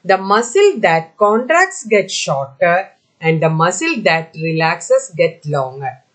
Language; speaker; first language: English; non-native, local second language; Malayalam